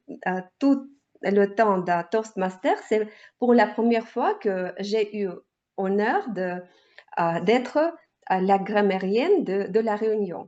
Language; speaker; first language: French; non-native, learner; Russian